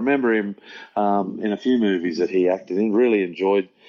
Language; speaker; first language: English; native; English